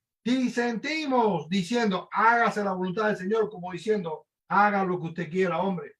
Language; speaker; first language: Spanish; native; Spanish